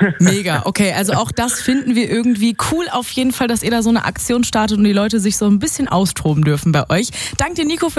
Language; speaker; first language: German; native; German